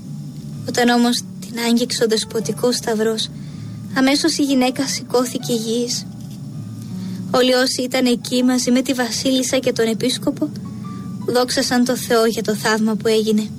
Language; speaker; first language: Greek; native; Greek